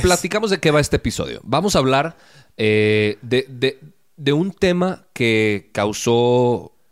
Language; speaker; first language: Spanish; native; Spanish